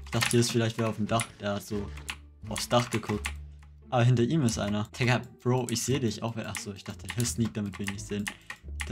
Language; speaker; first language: German; native; German